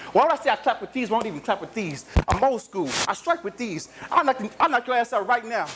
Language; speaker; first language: English; native; English